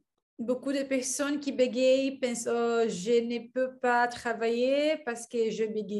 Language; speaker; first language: French; non-native, learner; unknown